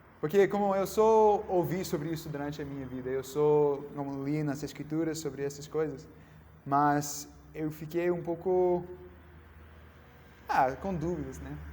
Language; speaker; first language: Portuguese; non-native, learner; English